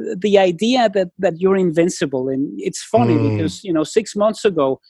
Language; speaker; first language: English; non-native, fluent; Spanish